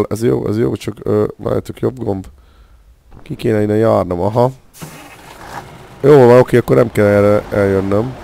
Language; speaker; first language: Hungarian; native; Hungarian